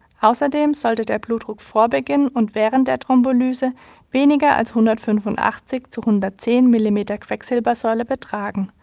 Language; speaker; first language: German; native; German